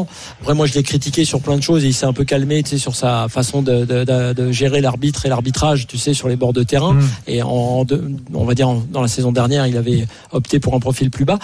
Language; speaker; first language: French; native; French